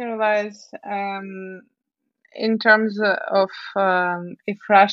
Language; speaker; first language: English; non-native, fluent; Russian